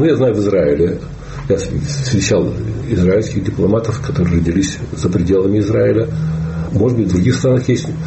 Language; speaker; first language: Russian; native; Russian